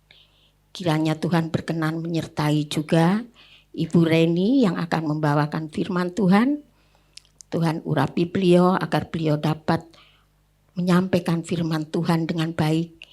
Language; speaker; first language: Indonesian; native; Indonesian